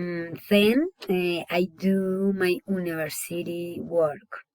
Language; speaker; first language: English; non-native, learner; Spanish